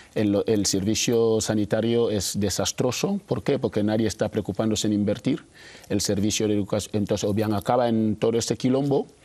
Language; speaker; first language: Spanish; non-native, local second language; Fang